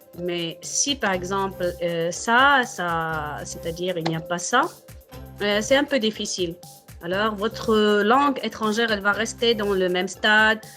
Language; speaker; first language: French; non-native, local second language; Arabic